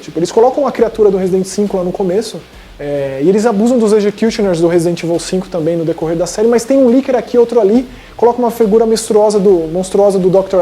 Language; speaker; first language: Portuguese; native; Portuguese